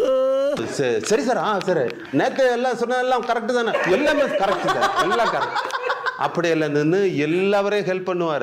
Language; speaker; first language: Tamil; non-native, learner; Malayalam